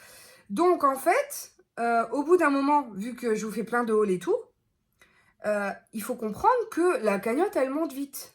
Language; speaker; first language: French; native; French